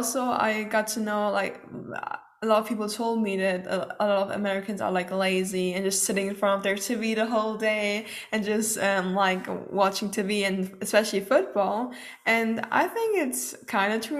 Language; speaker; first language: English; non-native, fluent; German